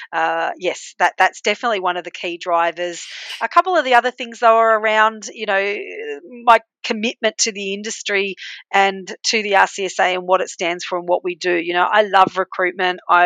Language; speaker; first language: English; native; English